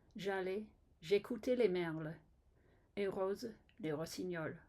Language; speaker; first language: French; non-native, fluent; English